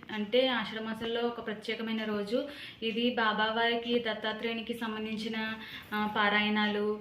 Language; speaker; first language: Telugu; native; Telugu